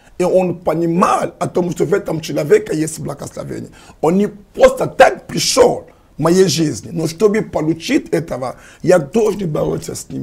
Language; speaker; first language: Russian; non-native, fluent; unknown